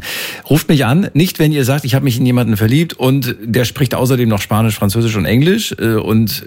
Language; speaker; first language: German; native; German